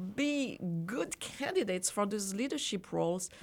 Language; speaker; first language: English; non-native, fluent; French